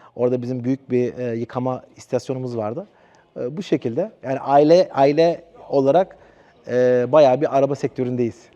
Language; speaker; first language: Turkish; early bilingual, heritage; Turkish